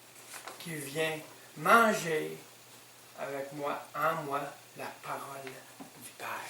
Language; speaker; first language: French; native; French